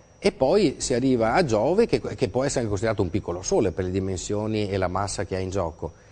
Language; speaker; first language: Italian; native; Italian